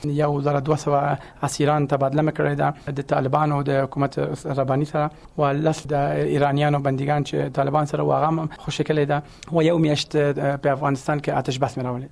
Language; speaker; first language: Pashto; non-native, local second language; Persian